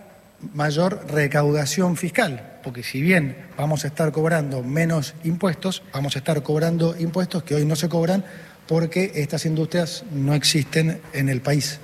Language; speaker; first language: Spanish; native; Spanish